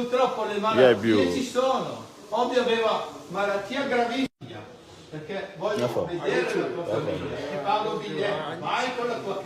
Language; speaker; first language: Italian; non-native, fluent; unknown